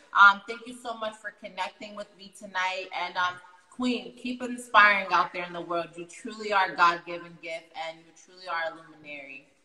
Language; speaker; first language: English; native; English